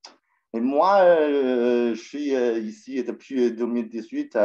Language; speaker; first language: French; non-native, learner; Chinese